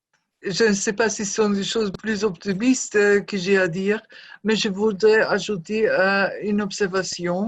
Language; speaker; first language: French; non-native, fluent; German